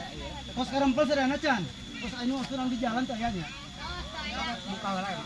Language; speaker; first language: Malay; non-native, local second language; Sundanese